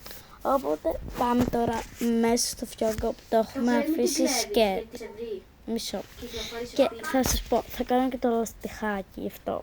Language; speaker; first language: Greek; native; Greek